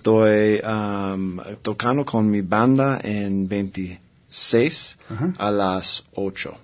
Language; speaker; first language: Spanish; non-native, learner; English